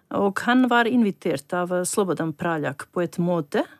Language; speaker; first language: Norwegian; non-native, learner; Bosnian